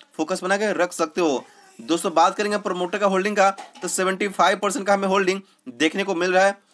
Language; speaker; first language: Hindi; native; Hindi